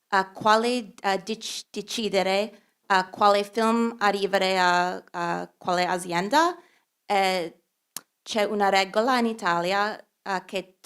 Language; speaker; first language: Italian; non-native, learner; English